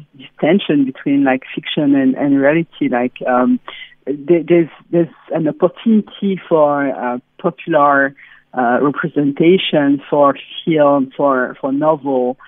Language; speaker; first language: English; non-native, fluent; French